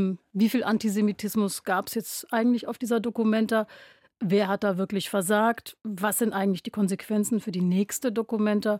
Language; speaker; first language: German; native; German